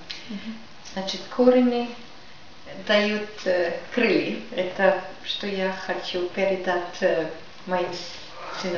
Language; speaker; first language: Russian; non-native, fluent; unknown